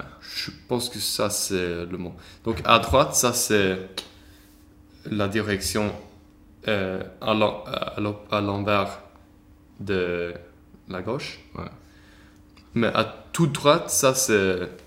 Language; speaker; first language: French; non-native, learner; Swedish